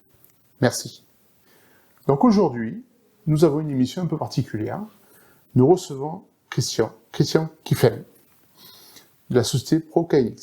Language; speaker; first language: French; native; French